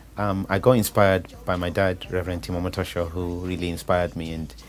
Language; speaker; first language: English; non-native, local second language; Yoruba